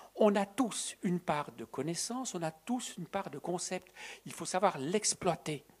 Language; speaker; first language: French; native; French